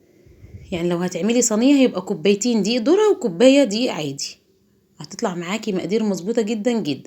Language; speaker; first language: Arabic; native; Arabic